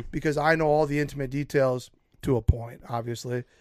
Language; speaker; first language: English; native; English